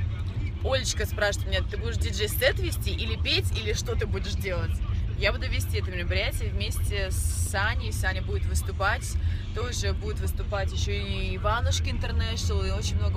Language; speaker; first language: Russian; native; Russian